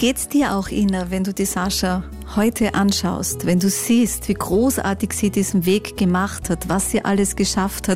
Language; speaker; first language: German; native; German